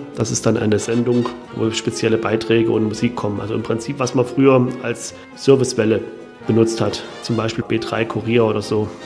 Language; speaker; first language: German; native; German